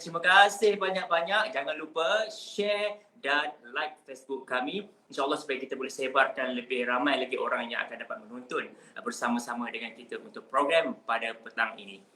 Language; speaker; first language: Malay; native; Malay